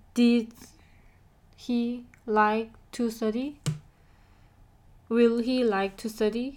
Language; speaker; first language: English; non-native, learner; Korean